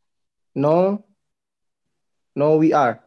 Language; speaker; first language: English; non-native, learner; Indonesian